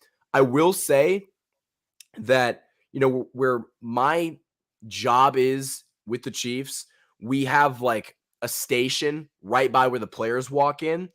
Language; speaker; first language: English; native; English